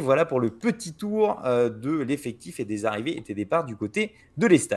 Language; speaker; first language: French; native; French